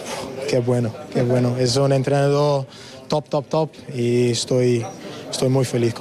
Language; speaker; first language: Spanish; non-native, learner; English